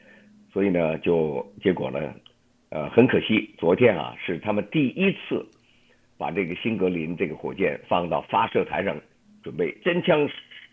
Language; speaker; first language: Chinese; native; Chinese